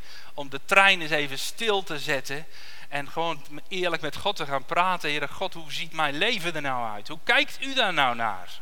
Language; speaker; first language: Dutch; native; Dutch